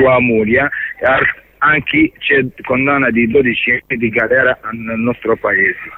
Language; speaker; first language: Italian; non-native, learner; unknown